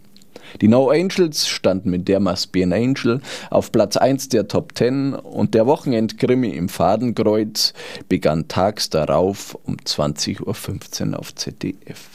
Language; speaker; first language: German; native; German